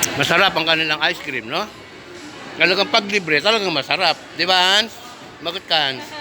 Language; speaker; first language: Filipino; non-native, local second language; Pampanga